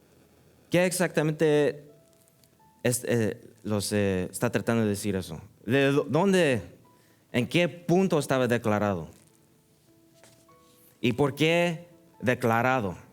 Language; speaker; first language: Spanish; early bilingual, heritage; Spanish